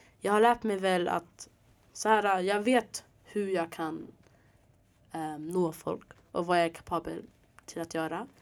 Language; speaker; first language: Swedish; early bilingual, other home language; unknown